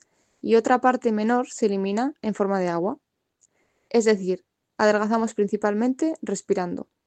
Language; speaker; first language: Spanish; native; Spanish